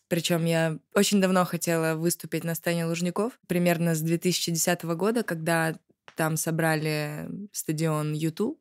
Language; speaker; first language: Russian; native; Russian